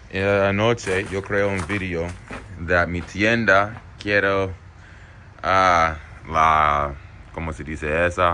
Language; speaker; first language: Spanish; non-native, learner; English